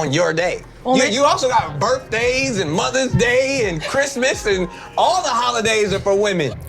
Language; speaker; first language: English; native; English